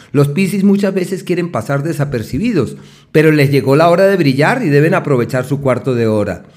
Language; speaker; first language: Spanish; native; Spanish